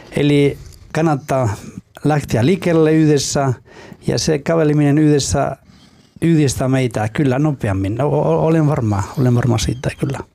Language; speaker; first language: Finnish; non-native, fluent; Spanish